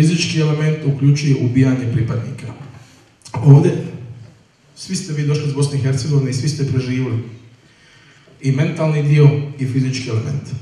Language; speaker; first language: Bosnian; native; Bosnian